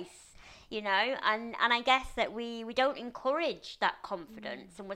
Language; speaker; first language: English; native; English